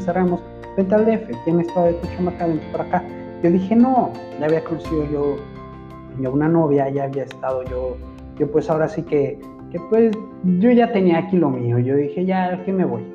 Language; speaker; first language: Spanish; native; Spanish